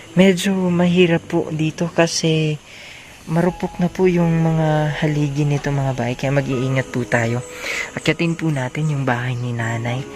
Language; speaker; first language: Filipino; non-native, local second language; Cebuano